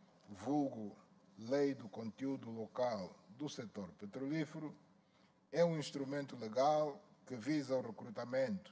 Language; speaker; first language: Portuguese; native; Portuguese